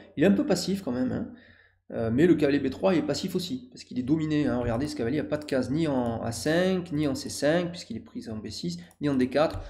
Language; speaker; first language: French; native; French